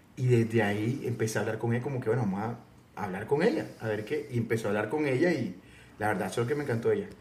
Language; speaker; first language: Spanish; native; Spanish